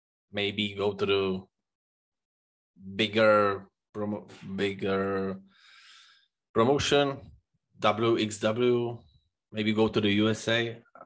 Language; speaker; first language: English; non-native, learner; Czech